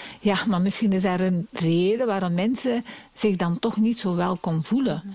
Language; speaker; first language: Dutch; native; Dutch